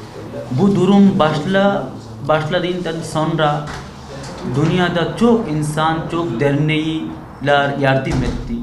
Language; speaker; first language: Turkish; non-native, learner; Bangla